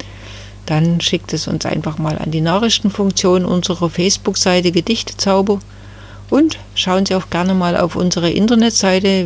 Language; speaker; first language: German; native; German